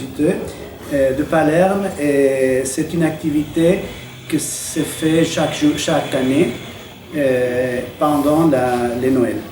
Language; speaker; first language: French; non-native, fluent; Spanish